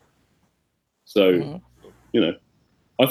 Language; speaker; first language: English; native; English